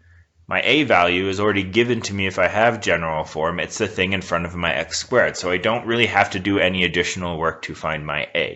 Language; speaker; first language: English; native; English